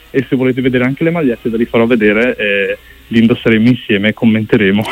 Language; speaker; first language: Italian; early bilingual, other home language; English